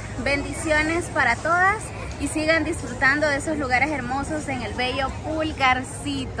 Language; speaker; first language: Spanish; native; Spanish